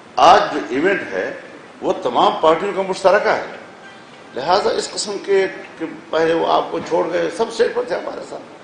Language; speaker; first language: Urdu; non-native, local second language; Pashto